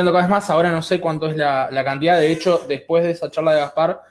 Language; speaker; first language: Spanish; native; Spanish